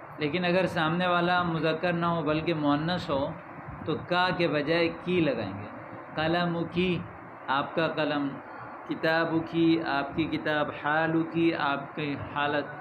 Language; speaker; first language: Urdu; native; Urdu